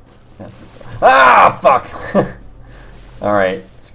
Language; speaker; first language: English; native; English